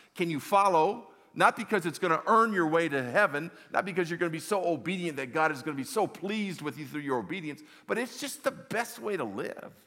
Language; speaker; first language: English; native; English